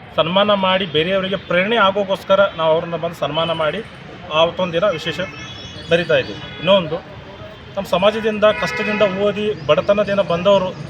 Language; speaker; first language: Kannada; non-native, local second language; Lambadi